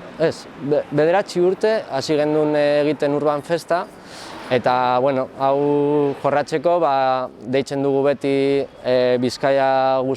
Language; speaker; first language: Basque; non-native, local second language; Spanish